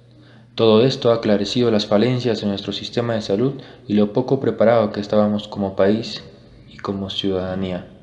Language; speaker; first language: Spanish; native; Spanish